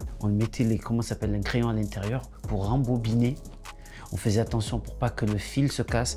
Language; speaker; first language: French; native; French